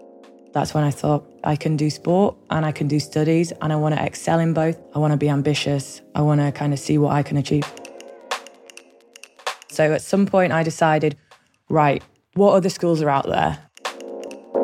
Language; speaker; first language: English; native; English